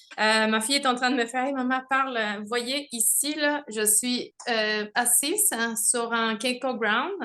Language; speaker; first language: French; non-native, fluent; Spanish